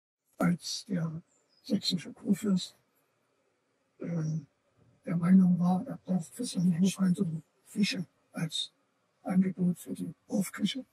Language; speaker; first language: German; native; German